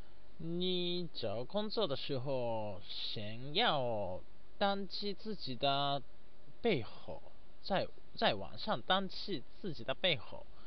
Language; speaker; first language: Chinese; non-native, learner; Japanese